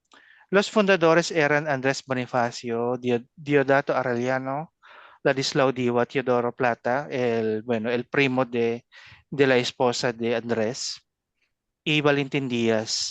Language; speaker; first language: Spanish; non-native, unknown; Filipino